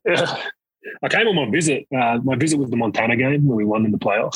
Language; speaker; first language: English; native; English